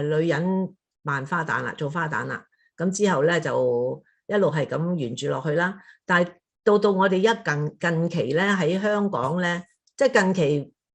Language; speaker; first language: Cantonese; native; Cantonese